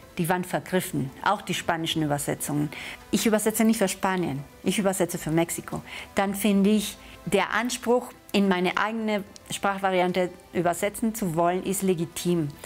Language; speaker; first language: German; non-native, fluent; Spanish